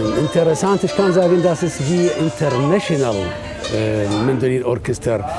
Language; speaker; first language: German; non-native, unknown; Arabic